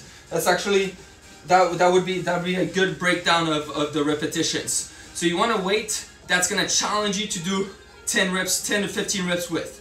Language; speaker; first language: English; native; English